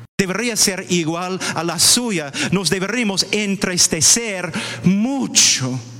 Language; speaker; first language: Spanish; non-native, fluent; English